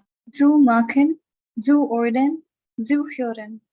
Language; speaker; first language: German; non-native, learner; Hindi